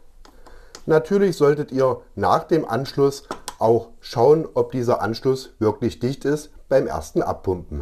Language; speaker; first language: German; native; German